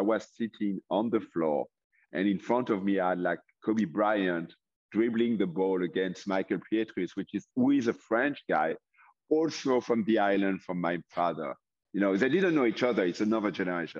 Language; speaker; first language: English; non-native, fluent; French